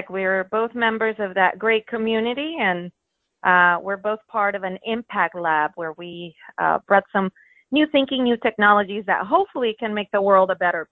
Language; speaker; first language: English; non-native, fluent; Spanish